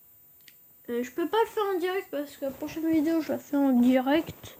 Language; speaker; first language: French; native; French